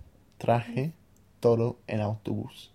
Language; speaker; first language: Spanish; non-native, fluent; English